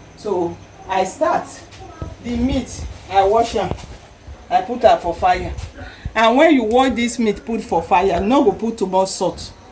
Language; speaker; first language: Nigerian Pidgin; non-native, local second language; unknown